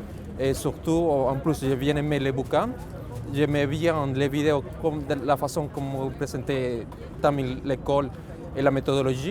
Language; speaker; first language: French; non-native, fluent; Spanish